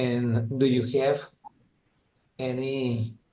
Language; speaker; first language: English; non-native, learner; Spanish